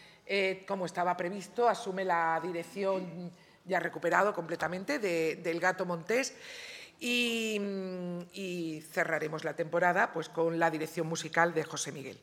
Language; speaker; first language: Spanish; native; Spanish